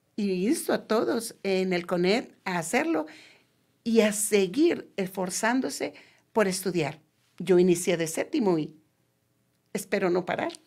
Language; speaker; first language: Spanish; native; Spanish